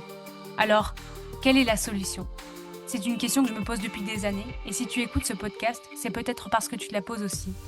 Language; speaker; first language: French; native; French